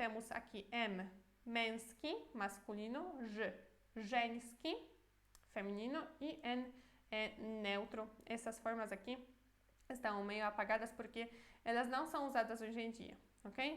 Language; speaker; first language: Portuguese; non-native, fluent; Polish